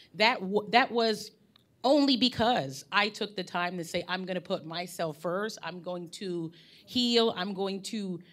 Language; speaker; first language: English; native; English